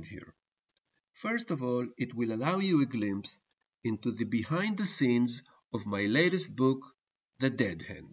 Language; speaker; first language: English; early bilingual, other home language; Spanish